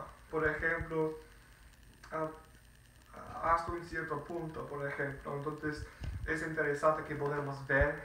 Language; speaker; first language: Spanish; non-native, fluent; English